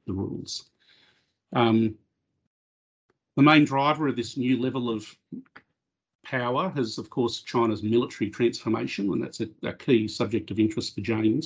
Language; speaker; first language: English; native; English